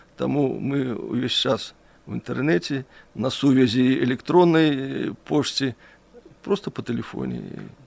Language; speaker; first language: Belarusian; native; Belarusian